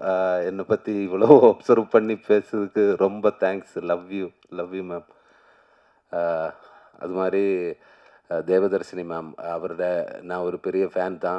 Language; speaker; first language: Tamil; non-native, learner; Malayalam